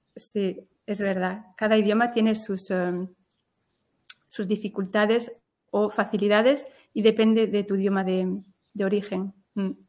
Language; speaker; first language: Spanish; native; Spanish